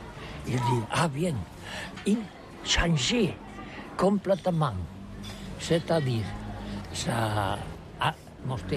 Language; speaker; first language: French; non-native, learner; Catalan